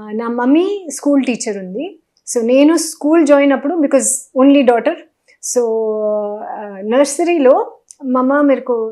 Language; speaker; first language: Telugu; non-native, local second language; Hindi